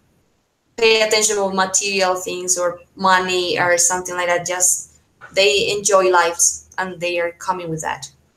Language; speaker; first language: English; non-native, fluent; Spanish